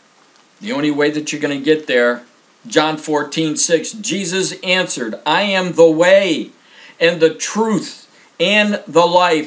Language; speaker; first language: English; native; English